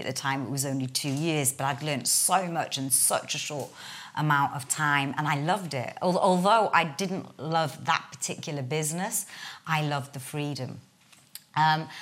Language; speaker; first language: English; native; English